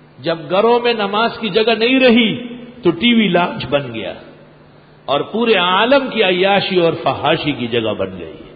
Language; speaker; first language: Urdu; non-native, local second language; Pashto